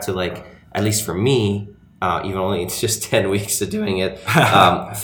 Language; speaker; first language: English; early bilingual, other home language; French